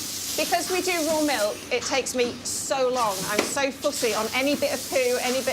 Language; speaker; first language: English; native; English